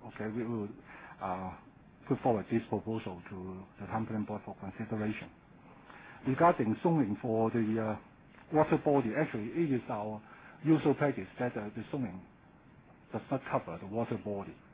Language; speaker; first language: English; non-native, local second language; Cantonese